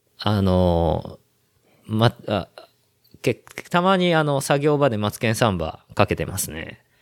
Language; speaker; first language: Japanese; native; Japanese